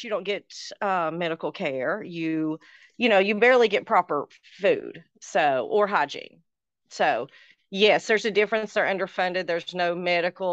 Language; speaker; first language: English; native; English